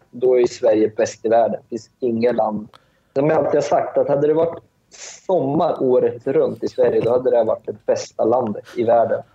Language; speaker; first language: Swedish; early bilingual, other home language; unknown